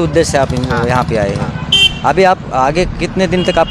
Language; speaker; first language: Hindi; non-native, local second language; Marathi